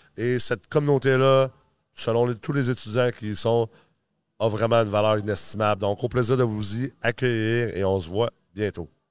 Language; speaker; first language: French; native; French